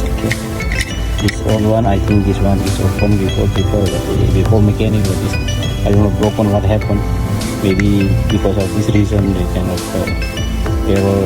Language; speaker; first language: English; non-native, learner; Indonesian